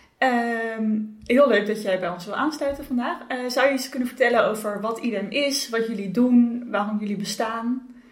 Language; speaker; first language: Dutch; native; Dutch